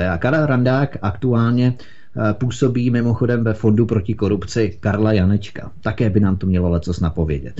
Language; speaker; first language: Czech; native; Czech